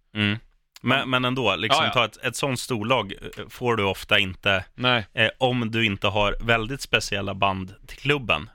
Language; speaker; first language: Swedish; native; Swedish